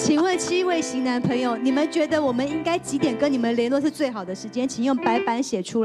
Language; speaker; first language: Chinese; native; Chinese